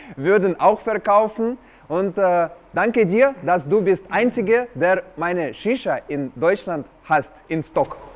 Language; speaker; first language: German; non-native, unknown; Russian